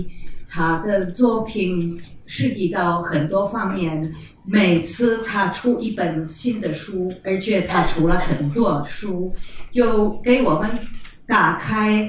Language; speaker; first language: Chinese; non-native, fluent; Czech